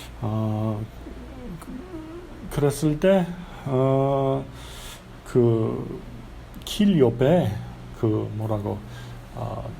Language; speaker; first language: Korean; non-native, learner; English